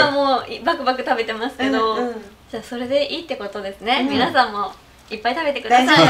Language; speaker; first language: Japanese; native; Japanese